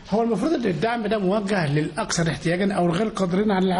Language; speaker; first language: Arabic; native; Arabic